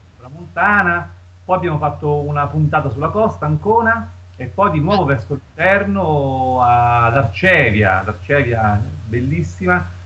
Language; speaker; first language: Italian; native; Italian